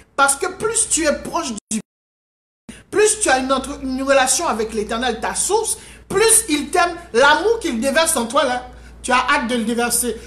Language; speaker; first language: French; non-native, local second language; Haitian Creole